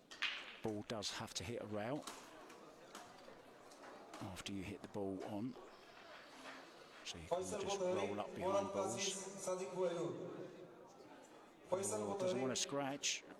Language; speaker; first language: English; native; English